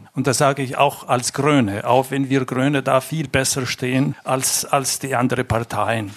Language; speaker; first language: German; non-native, fluent; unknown